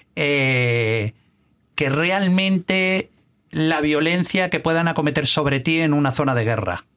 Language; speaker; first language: Spanish; native; Spanish